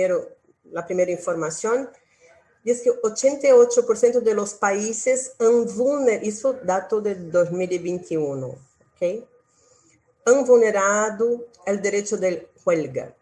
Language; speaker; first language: Spanish; non-native, learner; Portuguese